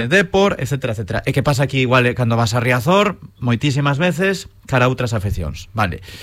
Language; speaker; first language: Galician; native; Galician